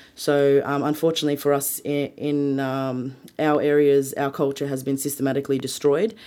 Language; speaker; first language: English; native; English